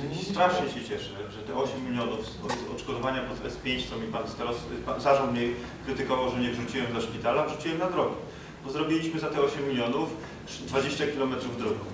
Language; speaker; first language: Polish; native; Polish